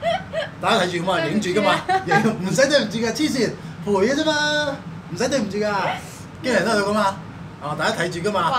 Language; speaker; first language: Cantonese; native; Cantonese